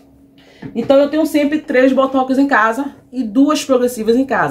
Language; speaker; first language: Portuguese; native; Portuguese